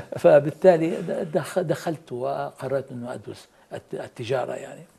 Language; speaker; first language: Arabic; native; Arabic